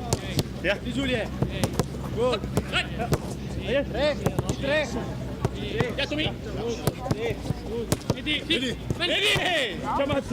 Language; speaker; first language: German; non-native, learner; Italian